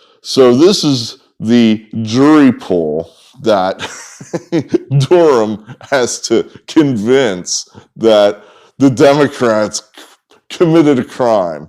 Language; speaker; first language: English; native; English